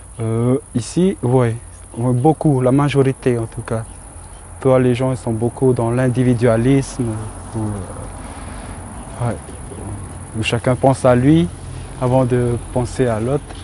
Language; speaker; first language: French; non-native, local second language; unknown